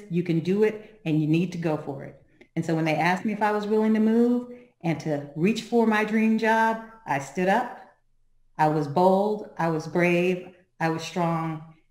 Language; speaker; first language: English; native; English